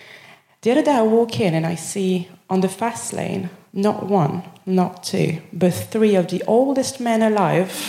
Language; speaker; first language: English; non-native, fluent; French